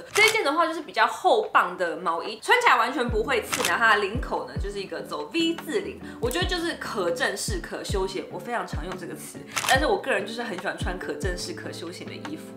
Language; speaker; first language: Chinese; native; Chinese